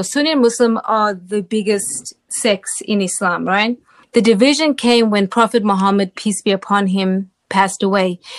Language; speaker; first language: English; native; English